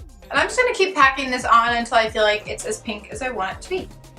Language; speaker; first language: English; native; English